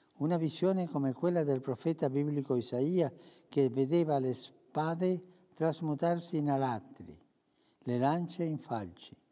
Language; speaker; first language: Italian; early bilingual, heritage; Spanish